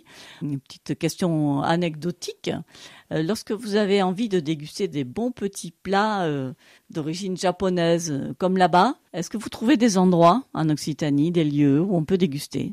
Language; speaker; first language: French; native; French